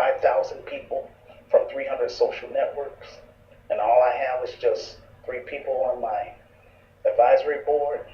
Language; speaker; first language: English; native; English